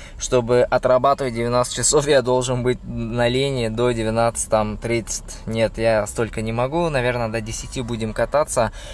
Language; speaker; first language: Russian; non-native, fluent; Uzbek